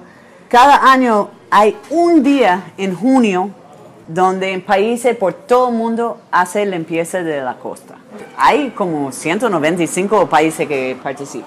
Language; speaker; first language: Spanish; non-native, fluent; English